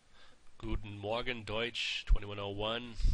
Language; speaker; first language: German; non-native, fluent; English